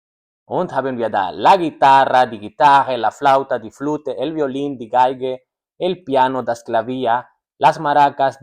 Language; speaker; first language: German; non-native, learner; Spanish